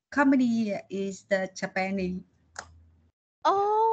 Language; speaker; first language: English; non-native, learner; Vietnamese